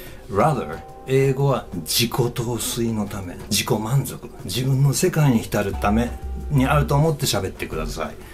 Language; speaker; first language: Japanese; native; Japanese